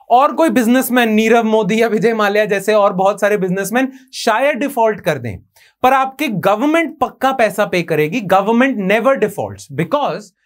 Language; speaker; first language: Hindi; native; Hindi